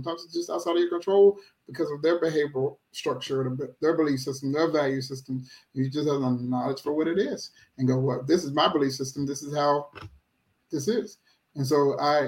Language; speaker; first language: English; native; English